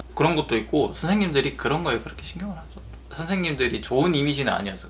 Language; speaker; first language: Korean; native; Korean